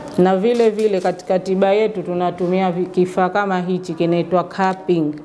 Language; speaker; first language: Swahili; native; Swahili